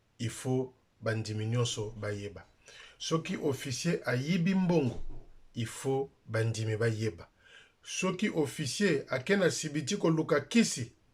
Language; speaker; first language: Lingala; non-native, local second language; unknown